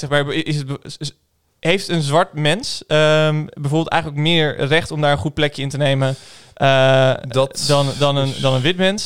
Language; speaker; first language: Dutch; native; Dutch